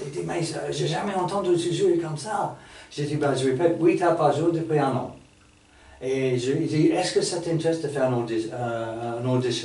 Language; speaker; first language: French; non-native, fluent; English